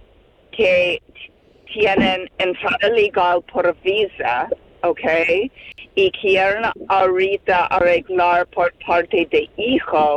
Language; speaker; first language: Spanish; non-native, fluent; English